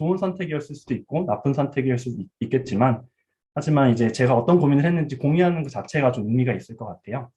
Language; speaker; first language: Korean; early bilingual, heritage; Korean